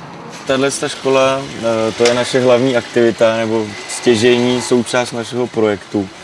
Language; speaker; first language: Czech; native; Czech